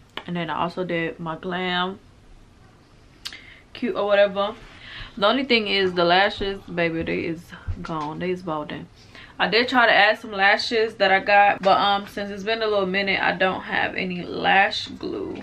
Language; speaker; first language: English; native; English